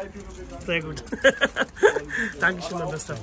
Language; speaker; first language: German; native; German